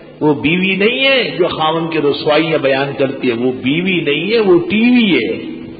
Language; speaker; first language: Urdu; non-native, local second language; Pashto